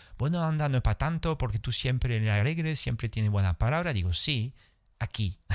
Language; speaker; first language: Spanish; non-native, fluent; French